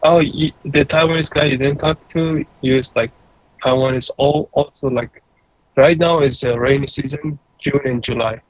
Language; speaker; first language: English; non-native, learner; Persian